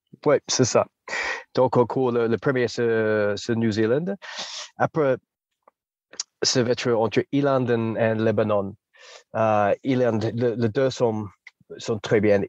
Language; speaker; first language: French; non-native, fluent; English